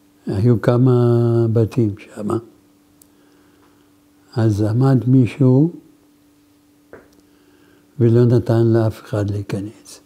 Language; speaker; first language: Hebrew; non-native, fluent; Arabic